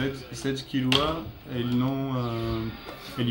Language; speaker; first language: Portuguese; non-native, learner; French